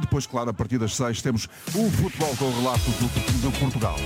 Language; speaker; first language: Portuguese; native; Portuguese